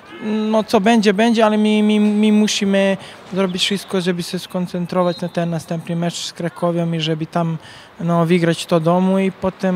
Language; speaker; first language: Polish; non-native, learner; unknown